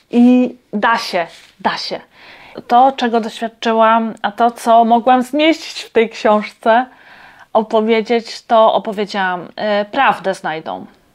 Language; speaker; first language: Polish; non-native, fluent; Latvian